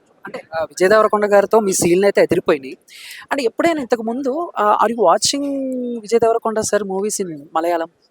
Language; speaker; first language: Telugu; native; Telugu